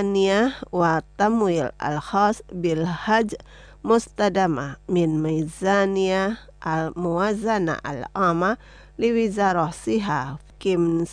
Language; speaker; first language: Arabic; non-native, fluent; Indonesian